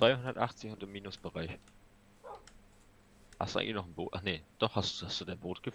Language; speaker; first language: German; native; German